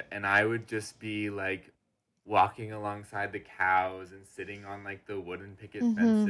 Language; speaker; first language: English; native; English